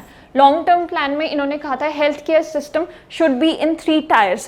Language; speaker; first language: Hindi; native; Hindi